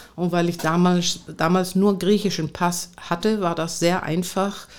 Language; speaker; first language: German; non-native, fluent; Greek